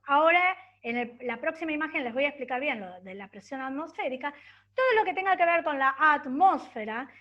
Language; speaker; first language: Spanish; native; Spanish